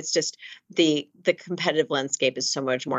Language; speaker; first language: English; native; English